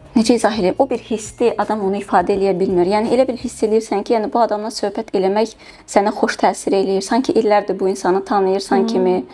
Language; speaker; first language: Azerbaijani; early bilingual, heritage; Azerbaijani